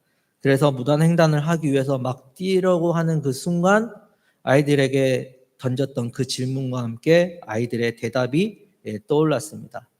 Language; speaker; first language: Korean; native; Korean